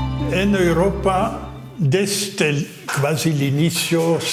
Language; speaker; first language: Spanish; non-native, fluent; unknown